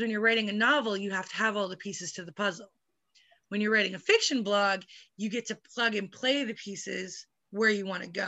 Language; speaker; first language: English; native; English